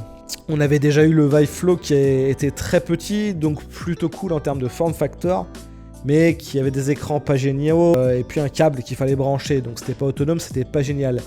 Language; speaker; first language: French; native; French